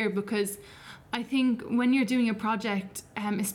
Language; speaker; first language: English; native; English